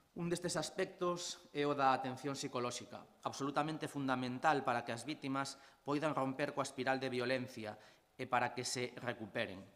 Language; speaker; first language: Galician; non-native, local second language; Spanish